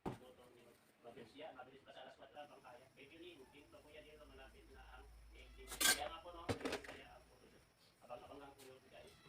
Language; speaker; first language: Filipino; non-native, local second language; Iloko